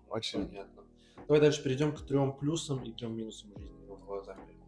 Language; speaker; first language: Russian; native; Russian